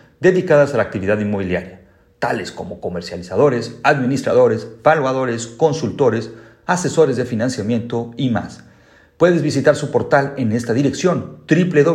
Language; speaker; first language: Spanish; native; Spanish